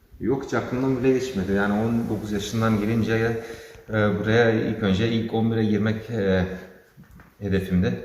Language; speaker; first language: Turkish; early bilingual, heritage; Turkish